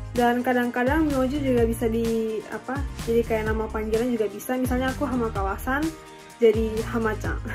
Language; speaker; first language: Indonesian; early bilingual, heritage; Japanese